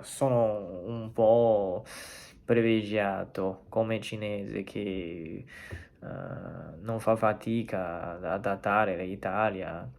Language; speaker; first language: Italian; non-native, learner; Chinese